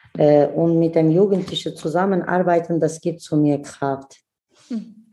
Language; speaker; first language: German; non-native, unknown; Kurdish